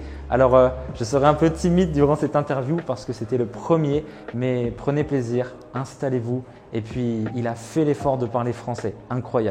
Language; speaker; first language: French; native; French